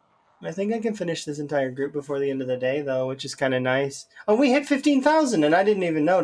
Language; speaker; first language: English; native; English